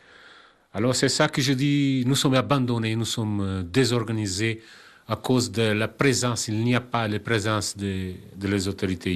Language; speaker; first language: French; non-native, learner; Kabuverdianu